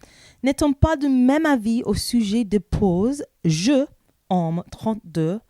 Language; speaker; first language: French; non-native, learner; English